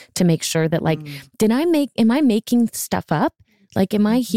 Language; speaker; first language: English; native; English